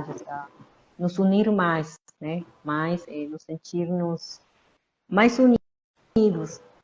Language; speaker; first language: Portuguese; non-native, fluent; Spanish